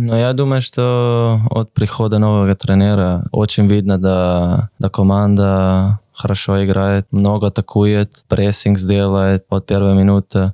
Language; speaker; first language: Russian; non-native, learner; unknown